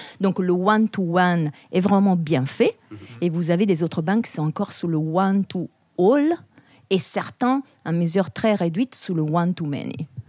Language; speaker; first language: French; non-native, fluent; Italian